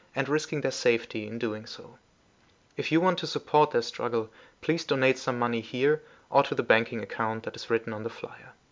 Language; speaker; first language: English; non-native, fluent; German